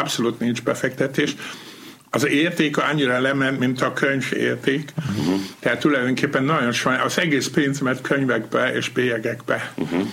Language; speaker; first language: Hungarian; non-native, fluent; German